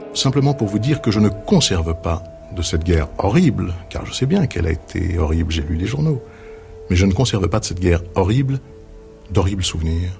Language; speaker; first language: French; native; French